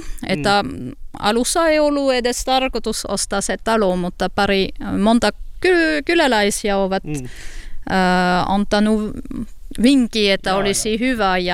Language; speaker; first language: Finnish; non-native, learner; French